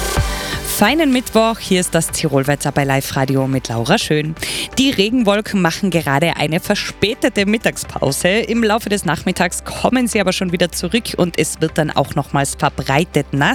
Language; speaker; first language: German; native; German